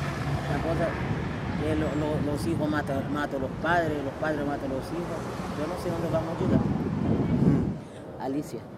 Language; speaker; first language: Spanish; non-native, fluent; Kabuverdianu